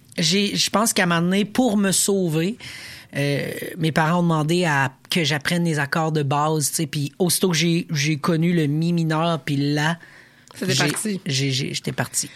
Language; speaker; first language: French; native; French